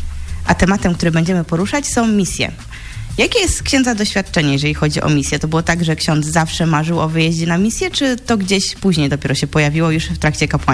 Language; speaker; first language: Polish; native; Polish